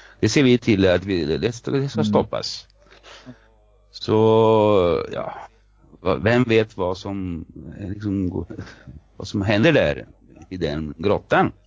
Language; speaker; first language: Swedish; non-native, fluent; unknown